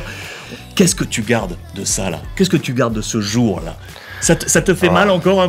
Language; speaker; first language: French; native; French